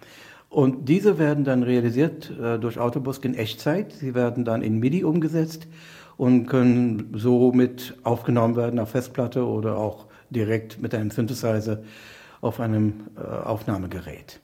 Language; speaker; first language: German; non-native, fluent; English